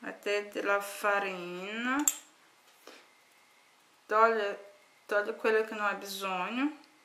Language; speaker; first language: Italian; non-native, learner; Portuguese